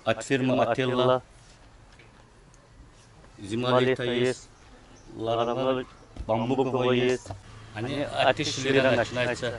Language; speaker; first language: Russian; non-native, learner; Turkish